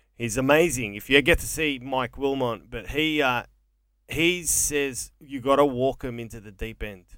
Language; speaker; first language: English; native; English